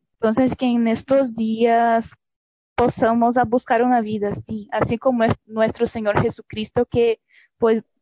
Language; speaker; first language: Spanish; non-native, fluent; Portuguese